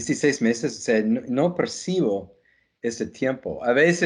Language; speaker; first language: Spanish; non-native, fluent; English